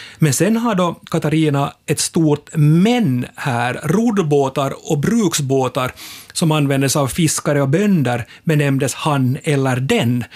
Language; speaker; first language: Swedish; native; Swedish